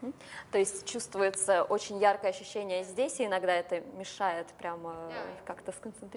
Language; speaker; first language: Russian; native; Russian